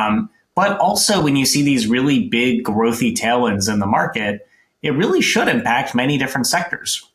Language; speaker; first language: English; native; English